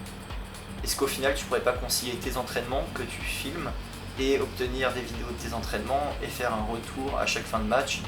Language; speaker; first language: French; native; French